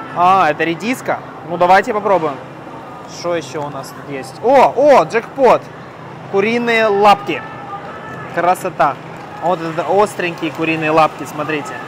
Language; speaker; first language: Russian; native; Russian